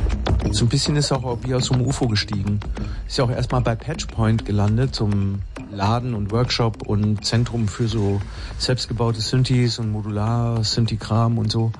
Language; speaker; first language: German; native; German